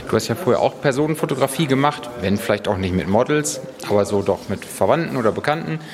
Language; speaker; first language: German; native; German